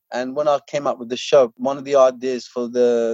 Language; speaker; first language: English; non-native, local second language; Arabic